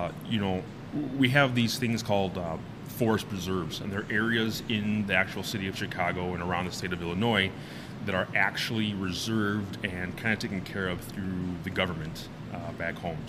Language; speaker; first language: English; native; English